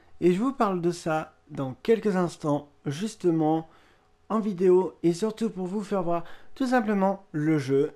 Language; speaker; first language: French; native; French